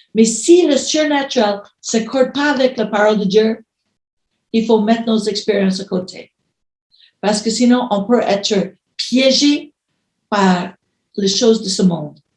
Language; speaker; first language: French; non-native, fluent; English